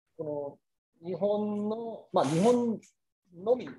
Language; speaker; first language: Japanese; non-native, fluent; Korean